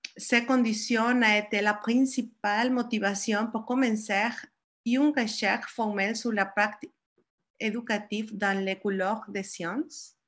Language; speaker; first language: French; non-native, learner; Spanish